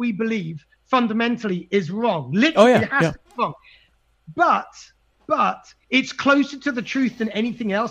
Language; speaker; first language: English; native; English